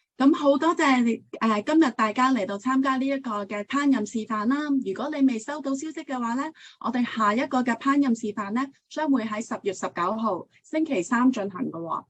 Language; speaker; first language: Cantonese; early bilingual, heritage; Cantonese